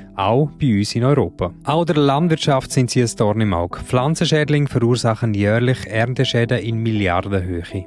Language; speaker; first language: German; native; German